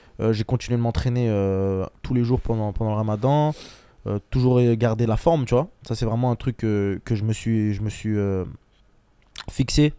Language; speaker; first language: French; early bilingual, other home language; Chechen